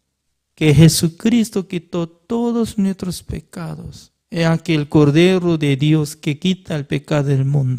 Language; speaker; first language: Spanish; non-native, fluent; Korean